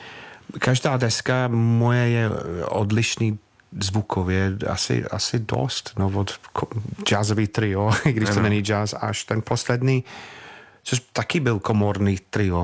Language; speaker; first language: Czech; non-native, fluent; English